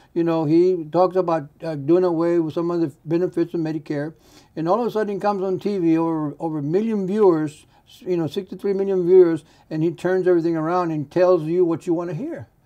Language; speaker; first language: English; early bilingual, other home language; Spanish